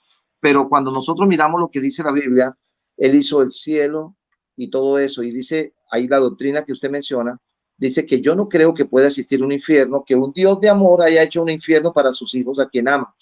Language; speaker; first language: Spanish; native; Spanish